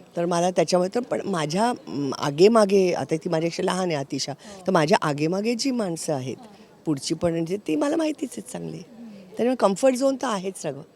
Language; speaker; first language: Marathi; native; Marathi